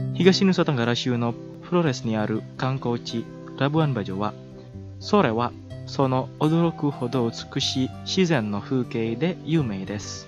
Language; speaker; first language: Japanese; non-native, fluent; Indonesian